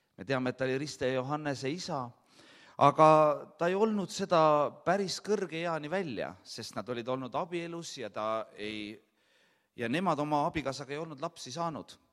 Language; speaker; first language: Estonian; native; Estonian